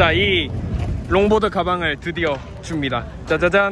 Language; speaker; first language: Korean; non-native, fluent; Russian